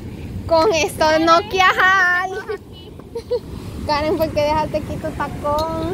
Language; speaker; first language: Spanish; native; Spanish